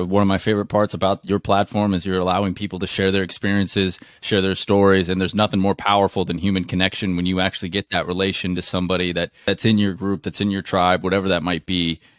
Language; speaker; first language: English; native; English